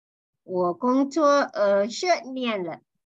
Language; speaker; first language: Chinese; non-native, learner; Malay